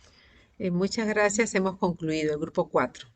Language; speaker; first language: Spanish; native; Spanish